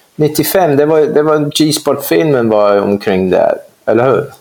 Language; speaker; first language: Swedish; non-native, fluent; English